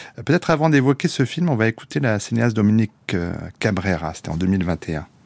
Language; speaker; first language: French; native; French